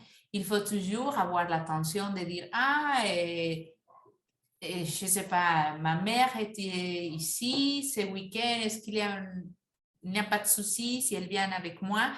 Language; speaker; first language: French; non-native, fluent; Spanish